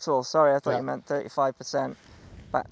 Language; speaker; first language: English; native; English